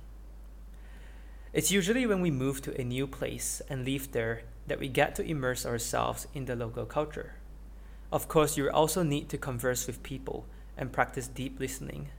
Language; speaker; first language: English; non-native, local second language; Chinese